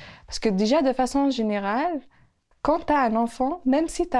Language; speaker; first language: French; non-native, local second language; Kabyle